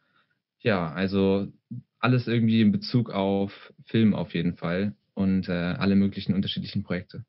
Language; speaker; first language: German; native; German